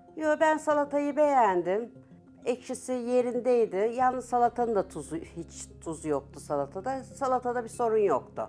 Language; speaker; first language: Turkish; native; Turkish